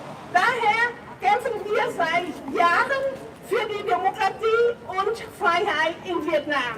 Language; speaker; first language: German; non-native, learner; Vietnamese